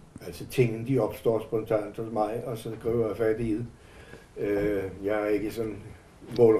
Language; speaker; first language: Danish; native; Danish